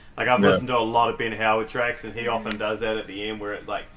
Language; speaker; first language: English; native; English